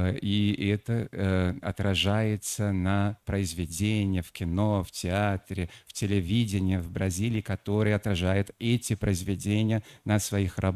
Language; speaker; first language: Russian; non-native, fluent; Portuguese